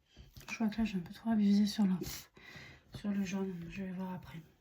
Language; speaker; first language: French; native; French